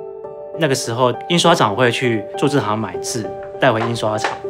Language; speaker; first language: Chinese; native; Chinese